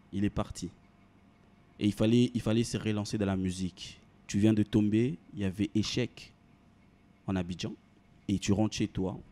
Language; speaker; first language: French; non-native, local second language; Lingala